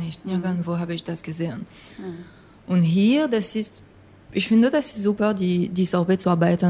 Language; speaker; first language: German; non-native, fluent; English